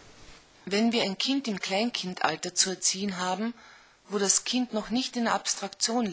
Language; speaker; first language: German; native; German